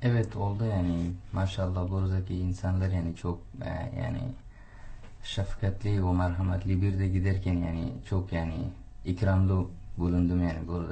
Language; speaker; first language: Turkish; non-native, fluent; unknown